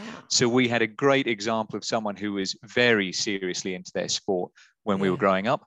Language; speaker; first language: English; native; English